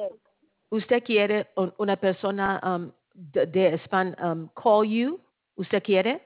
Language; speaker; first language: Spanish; non-native, learner; English